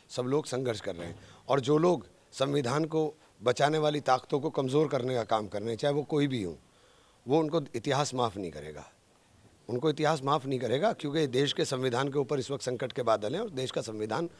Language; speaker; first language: Hindi; native; Hindi